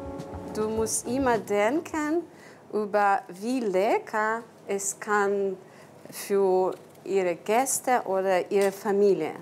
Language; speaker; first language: German; non-native, learner; Ukrainian